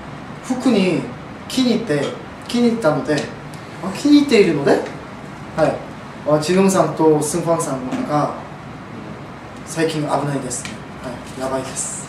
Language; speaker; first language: Japanese; non-native, learner; Korean